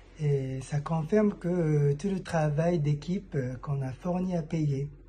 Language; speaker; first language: French; non-native, fluent; Japanese